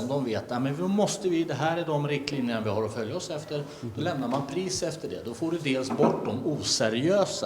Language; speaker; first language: Swedish; native; Swedish